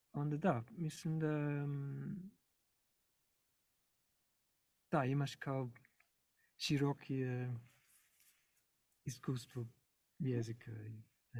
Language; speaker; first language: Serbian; non-native, learner; English